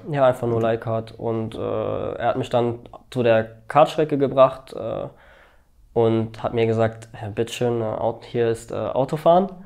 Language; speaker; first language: German; early bilingual, other home language; Albanian